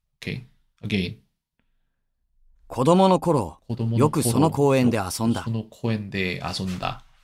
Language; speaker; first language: Japanese; non-native, learner; Korean